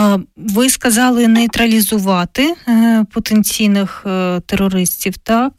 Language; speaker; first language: Ukrainian; native; Ukrainian